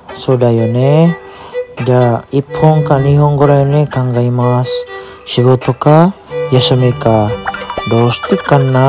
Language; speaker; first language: Japanese; non-native, learner; Filipino